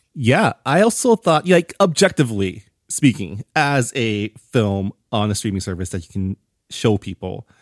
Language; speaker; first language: English; early bilingual, other home language; Chinese